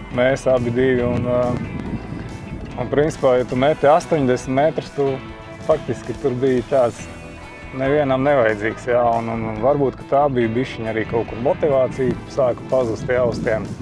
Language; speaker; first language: Latvian; native; Latvian